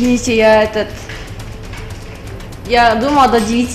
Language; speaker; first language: Russian; non-native, local second language; Kyrgyz